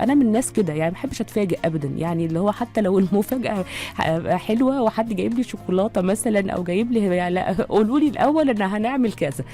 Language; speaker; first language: Arabic; native; Arabic